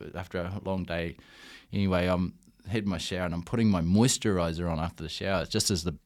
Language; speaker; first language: English; native; English